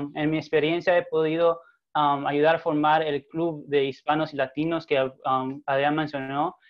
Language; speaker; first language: Spanish; early bilingual, heritage; Spanish